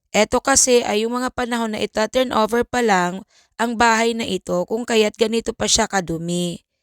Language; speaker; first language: Filipino; native; Filipino